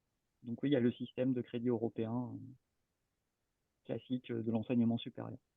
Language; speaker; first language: French; native; French